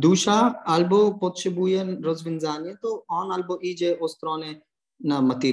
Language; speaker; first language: Polish; non-native, learner; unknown